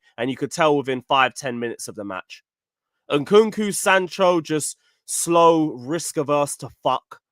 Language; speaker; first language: English; native; English